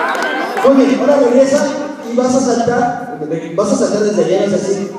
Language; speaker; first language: Spanish; native; Spanish